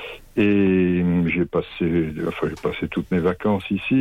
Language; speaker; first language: French; native; French